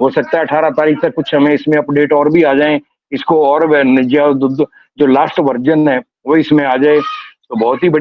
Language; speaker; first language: Hindi; native; Hindi